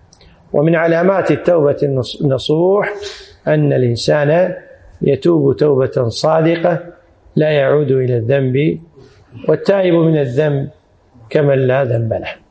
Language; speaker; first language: Arabic; native; Arabic